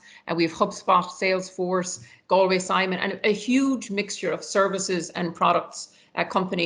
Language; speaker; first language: English; native; English